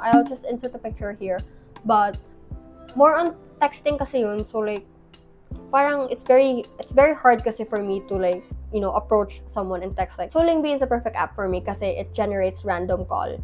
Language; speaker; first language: English; non-native, local second language; Filipino